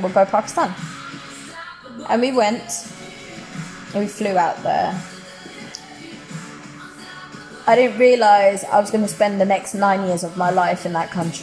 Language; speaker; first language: English; native; English